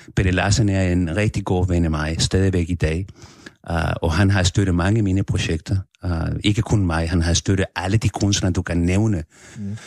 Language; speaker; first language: Danish; non-native, fluent; Spanish